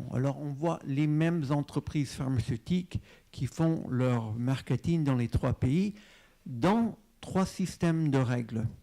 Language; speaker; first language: French; non-native, fluent; English